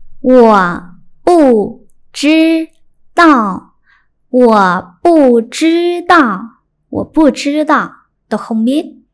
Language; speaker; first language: Chinese; non-native, fluent; Vietnamese